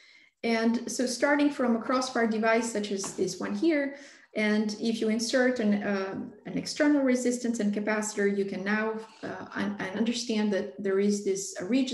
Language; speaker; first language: English; non-native, fluent; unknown